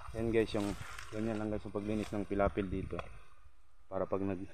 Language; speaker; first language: Filipino; non-native, local second language; Bikol